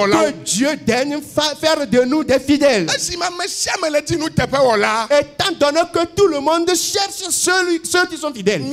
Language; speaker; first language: French; non-native, local second language; Ewe